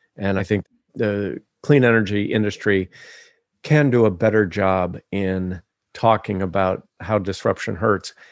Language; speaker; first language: English; native; English